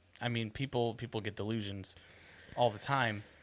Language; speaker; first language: English; native; English